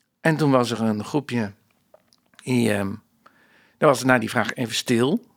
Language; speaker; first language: Dutch; native; Dutch